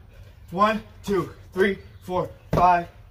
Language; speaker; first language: English; native; English